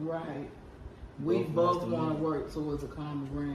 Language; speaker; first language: English; native; English